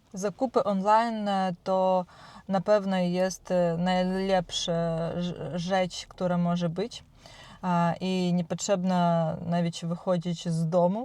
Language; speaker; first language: Polish; non-native, learner; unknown